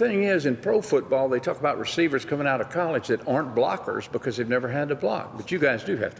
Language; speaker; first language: English; native; English